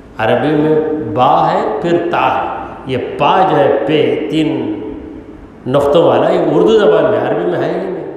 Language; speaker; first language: Urdu; native; Urdu